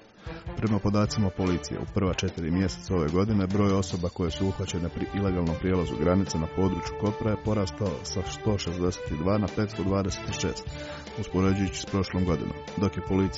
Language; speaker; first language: Croatian; native; Croatian